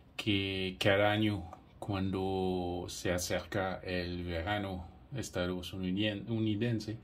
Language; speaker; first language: Spanish; non-native, fluent; English